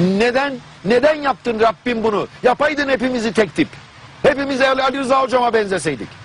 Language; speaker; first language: Turkish; non-native, fluent; German